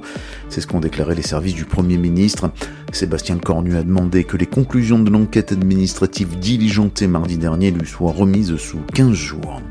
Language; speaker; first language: French; native; French